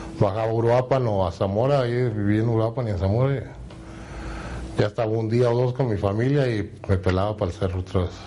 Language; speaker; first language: Spanish; native; Spanish